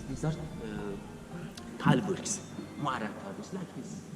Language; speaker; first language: English; non-native, learner; Persian